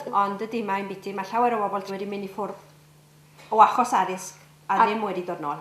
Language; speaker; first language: Welsh; early bilingual, heritage; Welsh